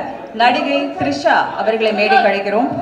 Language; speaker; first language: Tamil; native; Tamil